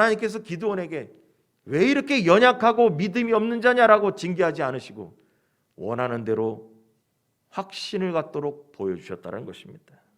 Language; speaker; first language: Korean; native; Korean